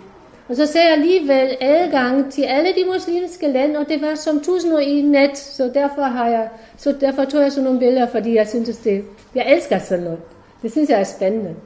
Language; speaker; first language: Danish; non-native, fluent; German